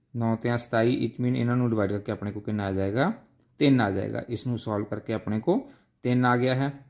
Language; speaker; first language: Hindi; non-native, local second language; Punjabi